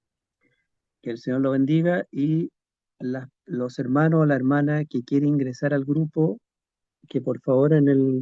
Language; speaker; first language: Spanish; native; Spanish